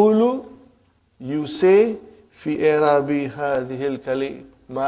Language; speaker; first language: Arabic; non-native, fluent; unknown